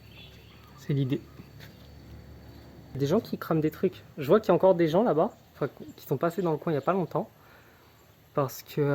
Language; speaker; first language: French; native; French